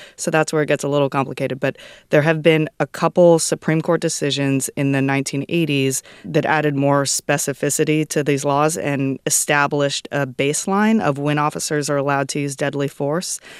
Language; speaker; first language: English; native; English